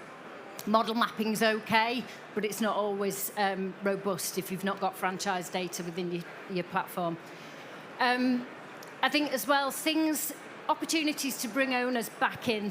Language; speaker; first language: English; native; English